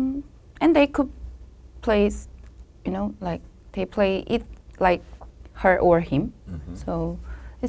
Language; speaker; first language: English; non-native, learner; Korean